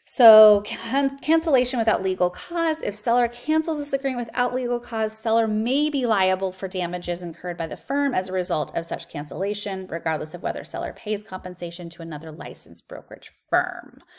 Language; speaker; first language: English; native; English